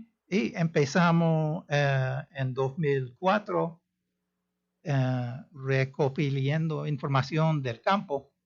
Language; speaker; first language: Spanish; non-native, fluent; English